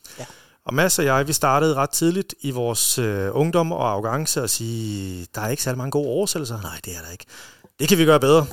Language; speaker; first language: Danish; early bilingual, heritage; Danish